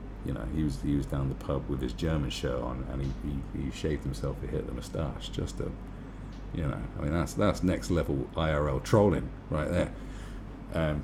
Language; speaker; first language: English; native; English